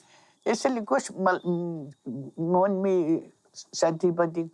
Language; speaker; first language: Hindi; non-native, local second language; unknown